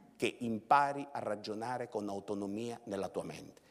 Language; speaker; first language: Italian; native; Italian